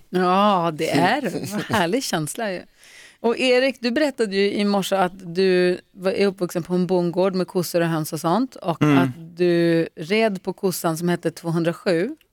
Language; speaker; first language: Swedish; native; Swedish